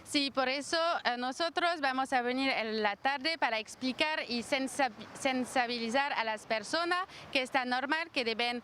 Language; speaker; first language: Spanish; non-native, learner; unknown